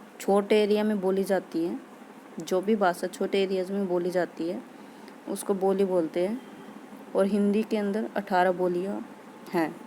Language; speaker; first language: Hindi; native; Hindi